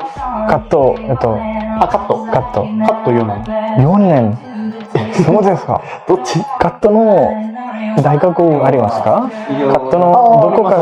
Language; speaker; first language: Japanese; non-native, learner; Telugu